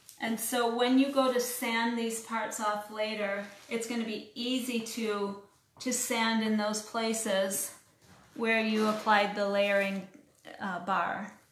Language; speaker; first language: English; native; English